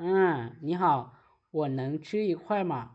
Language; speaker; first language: Chinese; non-native, fluent; Lao